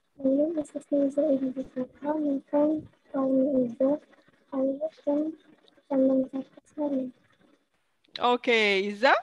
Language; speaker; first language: English; non-native, fluent; Indonesian